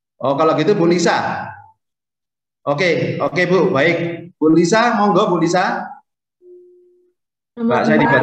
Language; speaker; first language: Indonesian; native; Indonesian